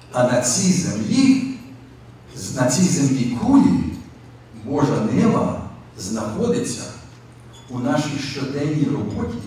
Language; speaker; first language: Ukrainian; early bilingual, other home language; English